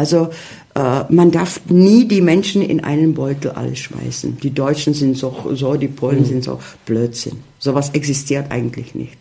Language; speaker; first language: German; early bilingual, heritage; German